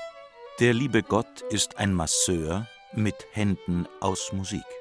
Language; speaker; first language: German; native; German